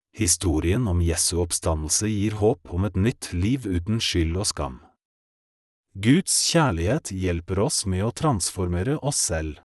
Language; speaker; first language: Norwegian; non-native, fluent; Polish